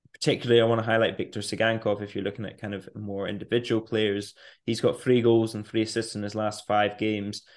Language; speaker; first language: English; native; English